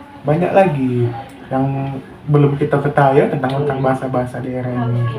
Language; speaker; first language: Indonesian; non-native, local second language; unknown